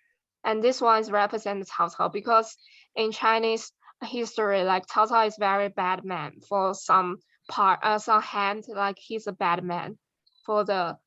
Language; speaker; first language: English; non-native, learner; Chinese